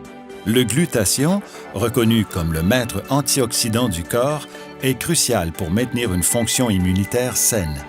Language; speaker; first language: French; native; French